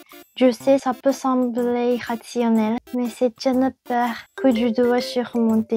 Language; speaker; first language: French; non-native, learner; Japanese